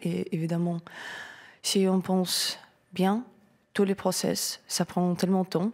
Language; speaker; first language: French; non-native, learner; Russian